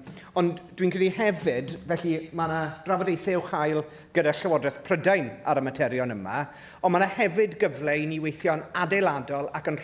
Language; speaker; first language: Welsh; native; Welsh